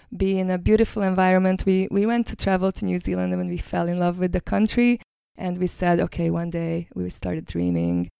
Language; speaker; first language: English; non-native, fluent; Hungarian